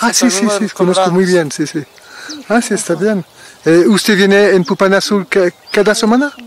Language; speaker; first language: Spanish; non-native, learner; French